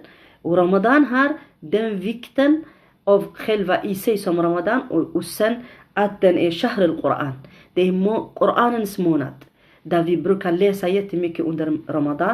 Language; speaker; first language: Swedish; non-native, fluent; Arabic